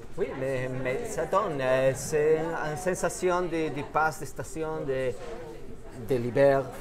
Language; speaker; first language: French; non-native, fluent; Spanish